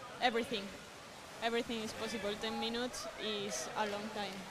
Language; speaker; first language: English; non-native, learner; Spanish